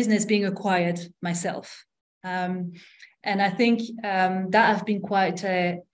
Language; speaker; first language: English; non-native, fluent; French